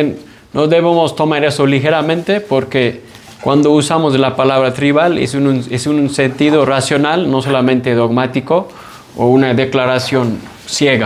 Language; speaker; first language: Spanish; non-native, fluent; English